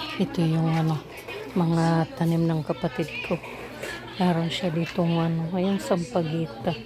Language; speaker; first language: Filipino; native; Filipino